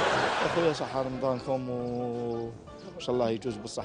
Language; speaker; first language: Arabic; native; Arabic